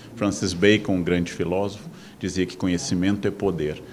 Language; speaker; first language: Portuguese; native; Portuguese